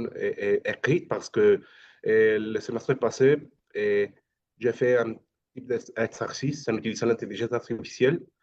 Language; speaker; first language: French; non-native, fluent; Spanish